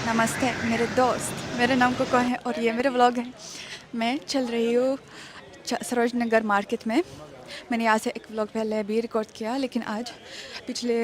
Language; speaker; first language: Hindi; non-native, learner; Russian